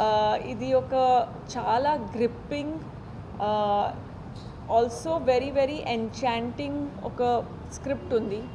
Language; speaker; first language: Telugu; non-native, learner; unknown